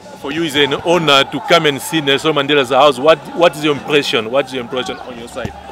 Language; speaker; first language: English; non-native, learner; Lingala